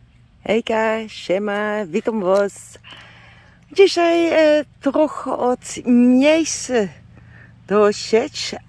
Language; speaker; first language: Polish; non-native, learner; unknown